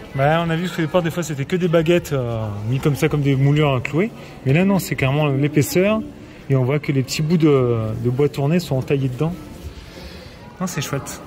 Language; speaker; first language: French; native; French